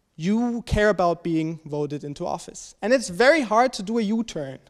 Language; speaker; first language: English; non-native, fluent; German